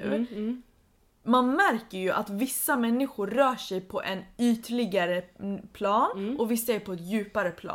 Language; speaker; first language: Swedish; native; Swedish